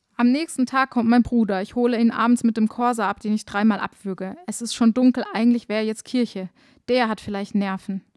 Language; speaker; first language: German; native; German